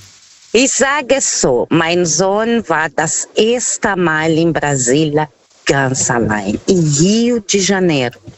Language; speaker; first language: German; non-native, fluent; Portuguese